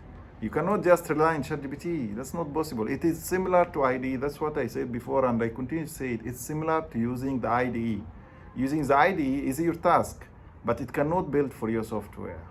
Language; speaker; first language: English; non-native, fluent; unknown